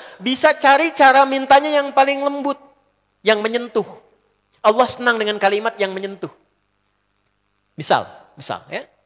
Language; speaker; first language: Indonesian; native; Indonesian